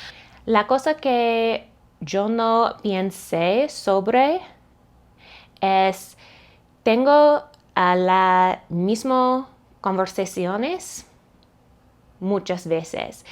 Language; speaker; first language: Spanish; non-native, learner; English